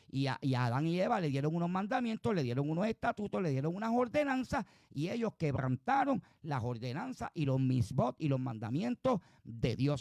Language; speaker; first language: Spanish; native; Spanish